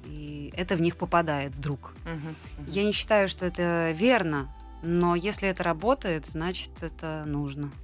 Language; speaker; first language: Russian; native; Russian